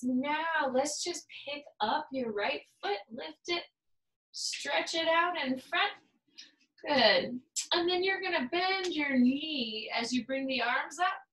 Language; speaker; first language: English; native; English